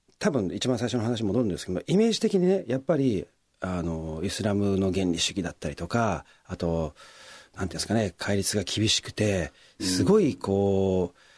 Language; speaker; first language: Japanese; native; Japanese